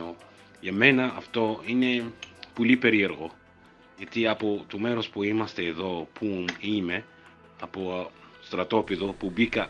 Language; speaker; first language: Greek; non-native, fluent; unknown